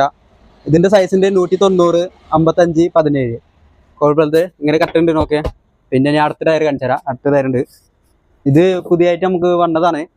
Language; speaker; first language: Malayalam; non-native, local second language; Hindi